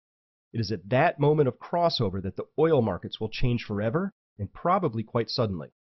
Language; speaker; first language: English; native; English